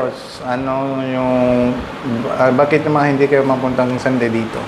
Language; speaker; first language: Filipino; non-native, learner; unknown